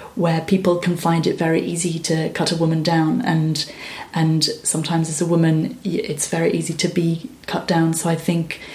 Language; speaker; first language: English; native; English